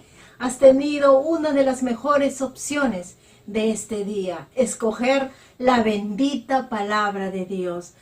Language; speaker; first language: Spanish; native; Spanish